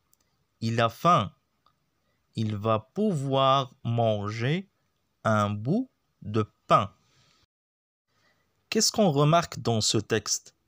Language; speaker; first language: French; non-native, local second language; Arabic